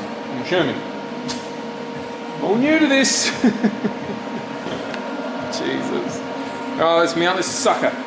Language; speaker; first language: English; native; English